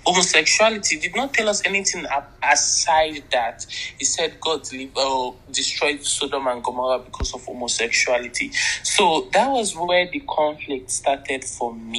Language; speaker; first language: English; non-native, local second language; Igbo